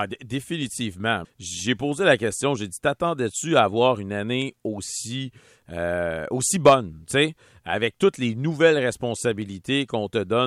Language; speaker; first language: French; native; French